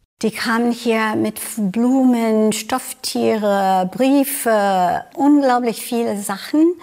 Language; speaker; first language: German; non-native, fluent; English